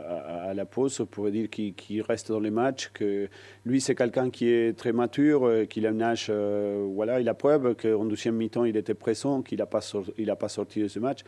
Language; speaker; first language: French; non-native, fluent; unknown